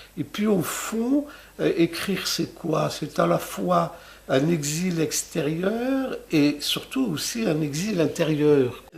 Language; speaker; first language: French; non-native, local second language; Arabic